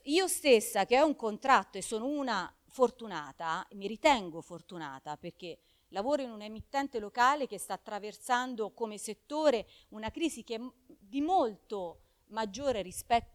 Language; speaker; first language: Italian; native; Italian